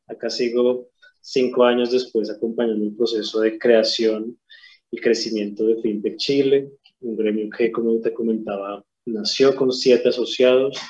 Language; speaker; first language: Spanish; native; Spanish